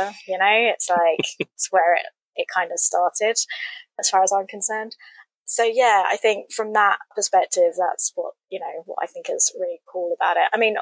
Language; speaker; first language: English; native; English